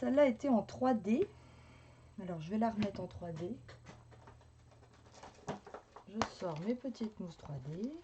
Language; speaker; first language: French; native; French